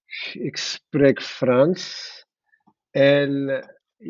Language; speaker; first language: Dutch; non-native, learner; English